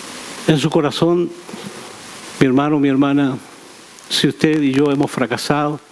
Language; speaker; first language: Spanish; native; Spanish